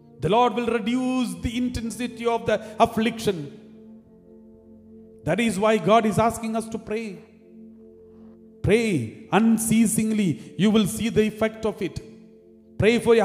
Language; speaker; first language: English; non-native, local second language; Malayalam